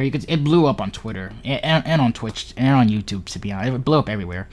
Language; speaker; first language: English; native; English